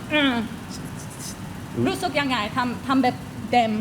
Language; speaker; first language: Thai; non-native, learner; English